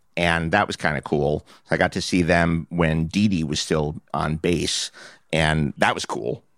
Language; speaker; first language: English; native; English